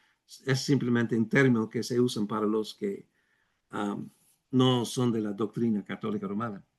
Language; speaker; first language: Spanish; non-native, fluent; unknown